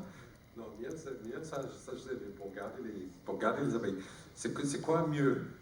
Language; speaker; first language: French; non-native, fluent; English